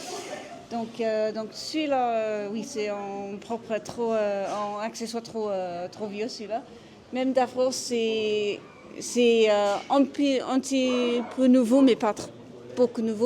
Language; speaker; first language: French; non-native, learner; English